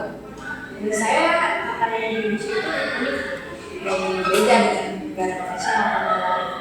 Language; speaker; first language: Indonesian; early bilingual, heritage; Indonesian